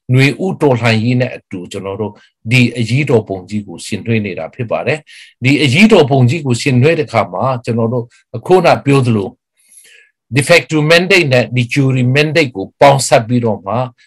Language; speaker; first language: Burmese; non-native, local second language; Kachin